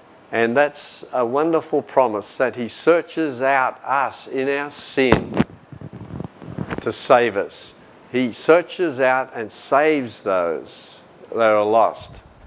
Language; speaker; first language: English; native; English